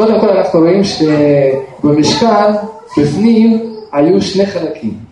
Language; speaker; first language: Hebrew; non-native, fluent; Russian